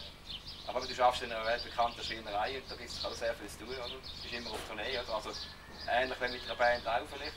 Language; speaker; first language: German; native; German